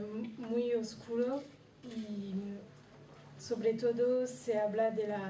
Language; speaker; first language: Spanish; non-native, learner; French